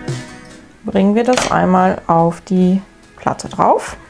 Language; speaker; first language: German; native; German